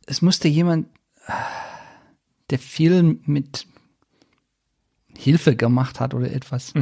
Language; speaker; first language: German; non-native, learner; Afrikaans